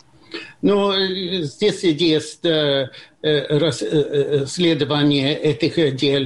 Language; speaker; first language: Russian; non-native, fluent; Swedish